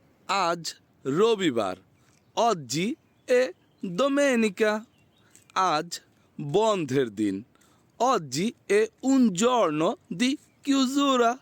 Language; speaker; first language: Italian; non-native, fluent; Bangla